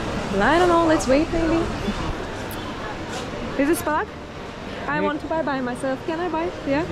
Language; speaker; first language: English; non-native, learner; Russian